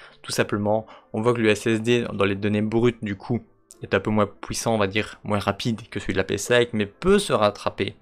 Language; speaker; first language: French; native; French